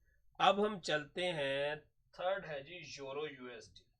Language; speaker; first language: Hindi; non-native, local second language; Punjabi